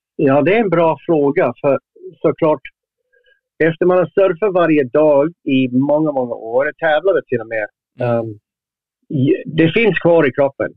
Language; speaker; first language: Swedish; non-native, fluent; English